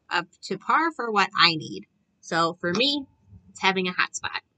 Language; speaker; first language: English; native; English